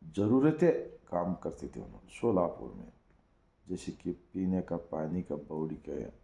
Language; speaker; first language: Hindi; non-native, local second language; Kannada